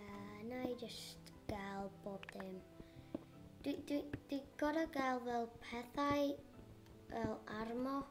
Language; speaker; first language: Welsh; non-native, local second language; English